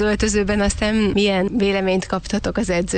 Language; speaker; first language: Hungarian; native; Hungarian